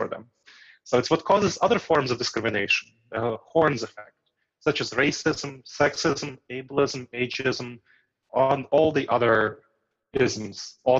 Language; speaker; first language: English; early bilingual, other home language; Romanian